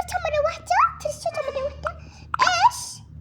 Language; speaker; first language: Arabic; native; Arabic